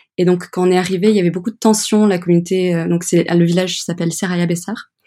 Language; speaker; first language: French; early bilingual, other home language; English